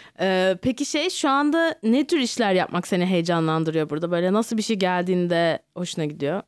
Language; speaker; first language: Turkish; native; Turkish